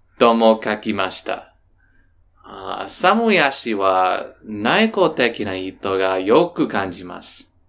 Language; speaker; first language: Japanese; non-native, learner; English